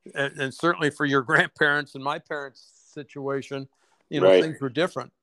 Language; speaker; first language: English; native; English